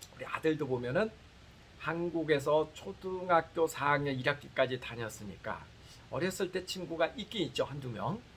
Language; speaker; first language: Korean; native; Korean